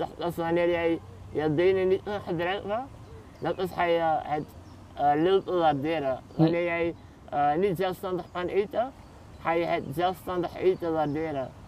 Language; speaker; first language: Dutch; early bilingual, other home language; Arabic